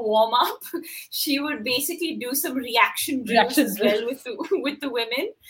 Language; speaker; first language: English; non-native, local second language; Hindi